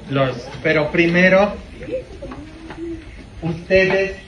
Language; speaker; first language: Spanish; non-native, fluent; English